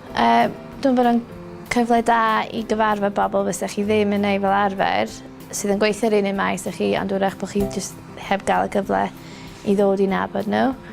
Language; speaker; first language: Welsh; native; Welsh